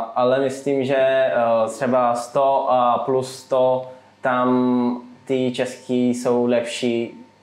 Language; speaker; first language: Czech; non-native, fluent; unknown